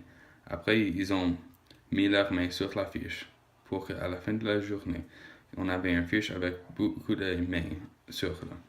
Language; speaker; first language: French; non-native, learner; English